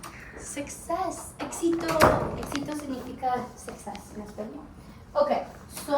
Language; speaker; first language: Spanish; non-native, learner; English